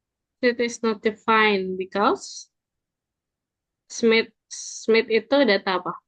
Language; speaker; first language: English; non-native, fluent; Indonesian